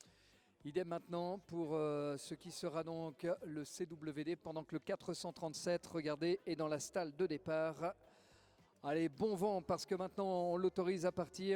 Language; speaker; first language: French; native; French